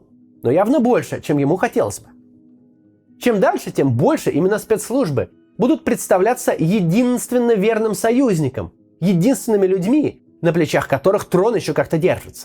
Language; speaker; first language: Russian; native; Russian